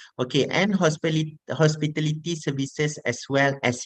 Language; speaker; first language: English; non-native, fluent; Malay